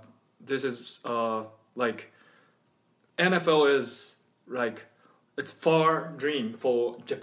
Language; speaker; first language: English; non-native, learner; Japanese